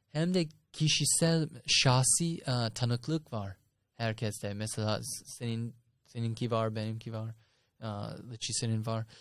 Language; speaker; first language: Turkish; non-native, fluent; English